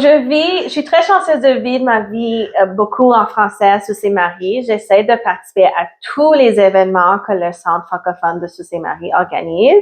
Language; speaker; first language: French; early bilingual, other home language; Italian